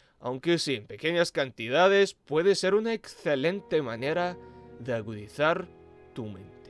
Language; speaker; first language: Spanish; non-native, fluent; Russian